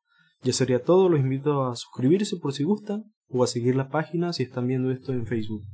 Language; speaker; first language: Spanish; native; Spanish